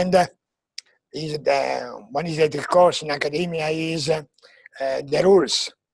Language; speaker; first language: English; non-native, learner; Italian